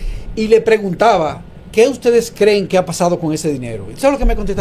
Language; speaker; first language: Spanish; native; Spanish